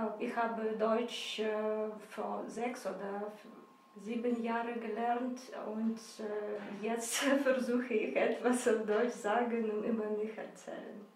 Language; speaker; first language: German; non-native, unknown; Russian